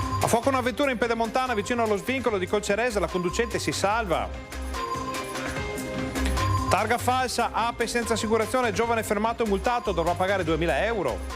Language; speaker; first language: Italian; native; Italian